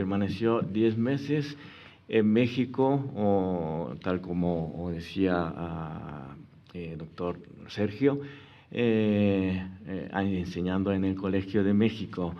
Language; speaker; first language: Spanish; non-native, fluent; Japanese